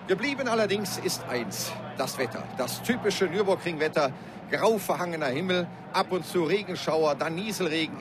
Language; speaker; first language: German; native; German